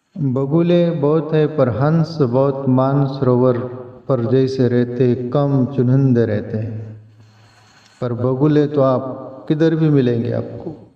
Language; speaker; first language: Hindi; native; Hindi